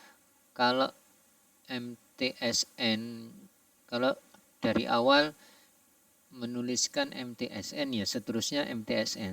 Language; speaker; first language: Indonesian; native; Indonesian